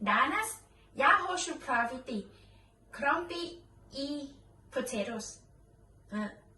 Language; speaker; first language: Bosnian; non-native, learner; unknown